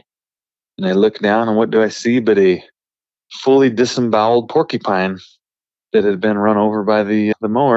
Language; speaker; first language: English; native; English